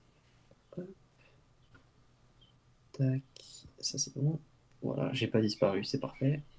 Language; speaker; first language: French; native; French